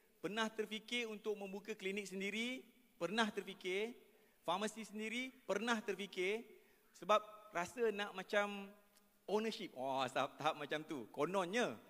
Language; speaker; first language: Malay; native; Malay